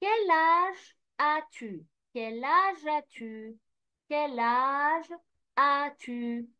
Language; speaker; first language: French; non-native, fluent; Arabic